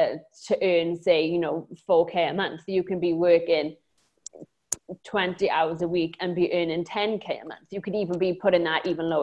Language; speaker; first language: English; native; English